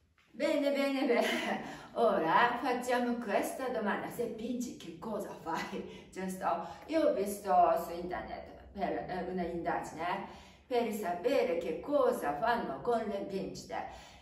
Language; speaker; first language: Italian; non-native, fluent; Japanese